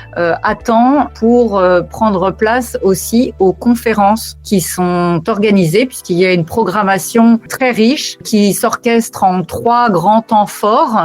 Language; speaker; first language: French; native; French